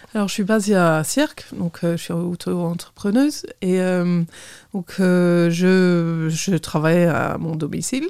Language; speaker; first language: French; non-native, fluent; English